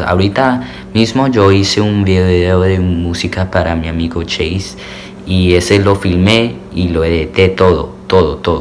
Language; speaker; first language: Spanish; early bilingual, heritage; Spanish